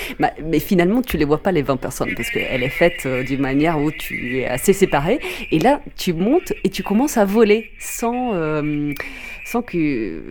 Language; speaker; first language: French; non-native, fluent; Italian